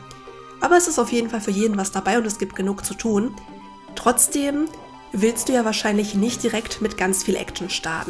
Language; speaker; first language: German; native; German